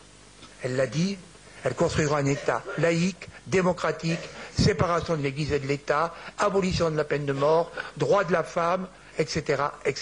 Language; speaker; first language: French; native; French